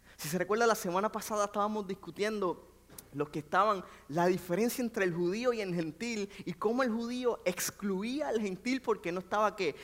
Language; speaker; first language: Spanish; native; Spanish